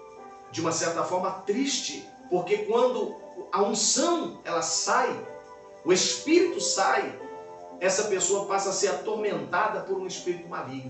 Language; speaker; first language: Portuguese; native; Portuguese